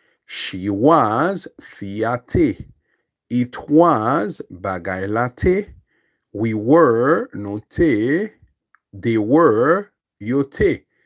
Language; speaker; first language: English; non-native, fluent; Haitian Creole